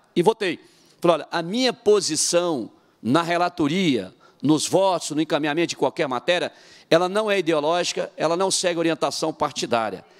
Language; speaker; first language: Portuguese; native; Portuguese